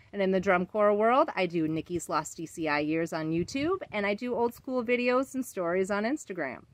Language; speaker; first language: English; native; English